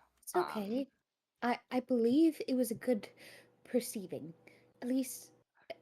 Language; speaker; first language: English; native; English